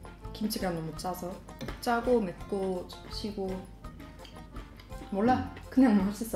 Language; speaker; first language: Korean; non-native, fluent; Swedish